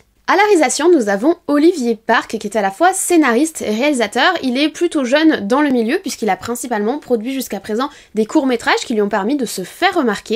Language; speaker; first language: French; native; French